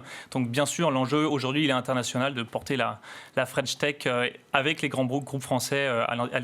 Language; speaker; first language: French; native; French